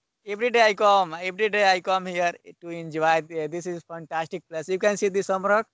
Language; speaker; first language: English; non-native, learner; Hindi